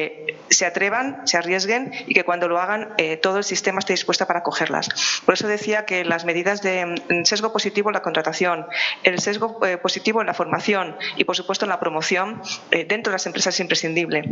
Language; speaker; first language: Spanish; native; Spanish